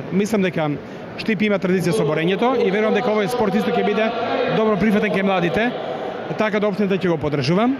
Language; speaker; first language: Macedonian; native; Macedonian